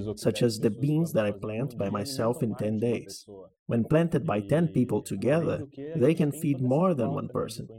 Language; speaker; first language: English; non-native, fluent; Portuguese